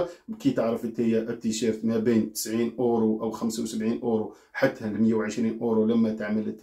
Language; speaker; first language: Arabic; native; Arabic